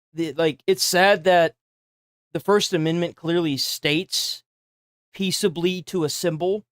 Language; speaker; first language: English; native; English